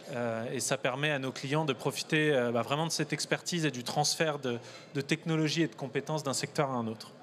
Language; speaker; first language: French; native; French